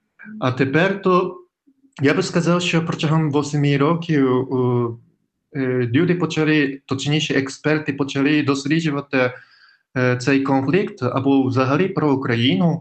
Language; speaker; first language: Ukrainian; non-native, fluent; Japanese